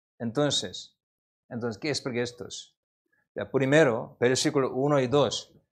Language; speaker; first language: Spanish; non-native, learner; Korean